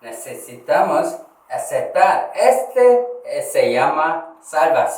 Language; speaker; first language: Spanish; non-native, learner; Korean